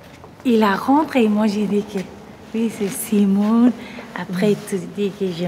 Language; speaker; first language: French; non-native, learner; Persian